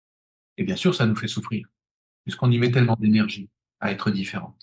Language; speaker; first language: French; native; French